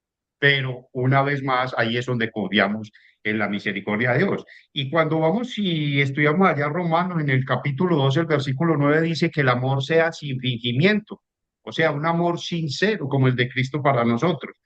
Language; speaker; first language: Spanish; native; Spanish